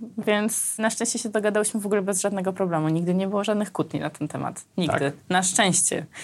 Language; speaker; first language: Polish; early bilingual, other home language; Armenian